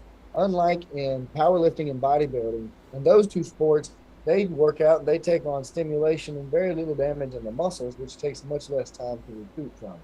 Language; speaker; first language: English; native; English